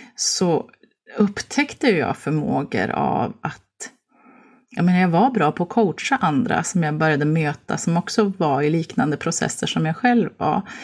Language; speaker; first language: Swedish; native; Swedish